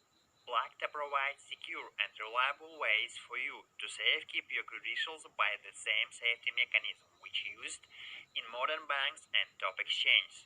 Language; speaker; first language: English; non-native, learner; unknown